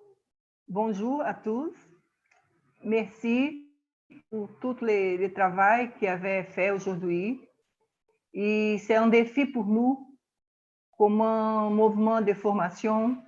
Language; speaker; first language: French; non-native, learner; Portuguese